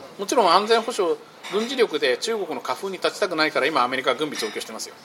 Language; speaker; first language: Japanese; native; Japanese